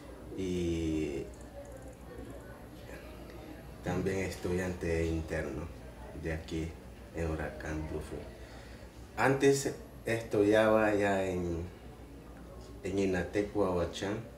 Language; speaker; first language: Spanish; non-native, local second language; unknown